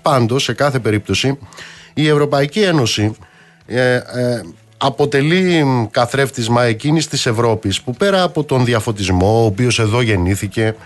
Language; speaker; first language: Greek; native; Greek